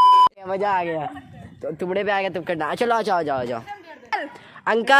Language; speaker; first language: Hindi; native; Hindi